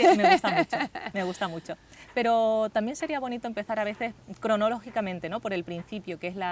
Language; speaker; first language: Spanish; native; Spanish